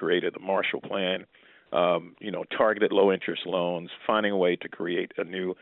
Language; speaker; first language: English; native; English